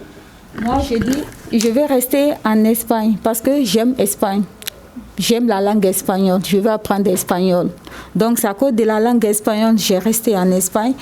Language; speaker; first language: French; non-native, local second language; Susu